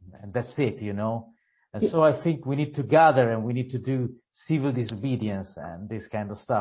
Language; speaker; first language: English; non-native, fluent; Italian